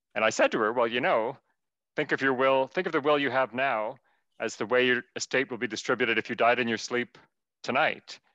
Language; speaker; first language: English; native; English